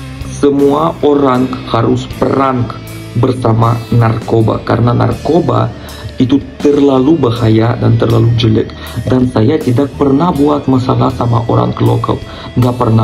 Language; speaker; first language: Indonesian; non-native, learner; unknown